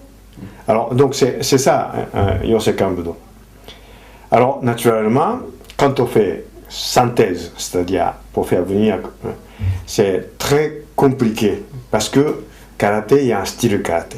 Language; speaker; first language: French; non-native, fluent; Japanese